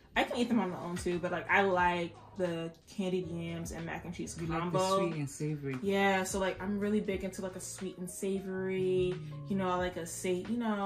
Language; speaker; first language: English; native; English